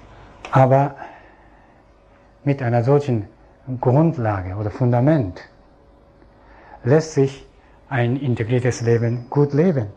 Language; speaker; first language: German; non-native, fluent; Japanese